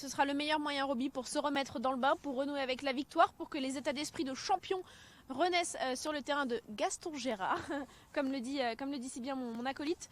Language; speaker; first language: French; native; French